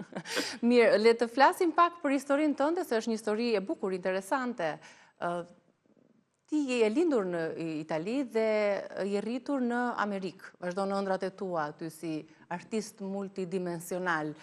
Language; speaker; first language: Albanian; native; Albanian